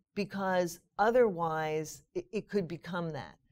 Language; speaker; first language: English; native; English